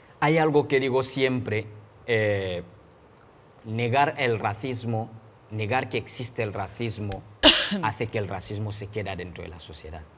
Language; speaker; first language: Spanish; non-native, fluent; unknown